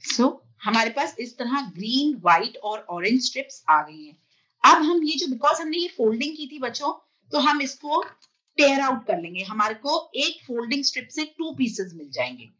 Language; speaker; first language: Hindi; native; Hindi